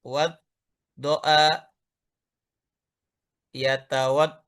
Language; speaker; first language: Arabic; non-native, learner; Indonesian